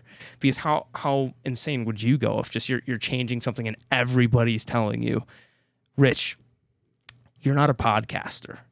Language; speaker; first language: English; native; English